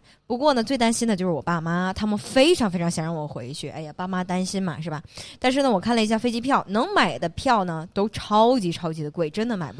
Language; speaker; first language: Chinese; native; Chinese